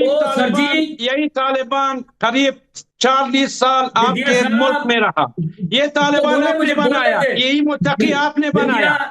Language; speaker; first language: Hindi; non-native, fluent; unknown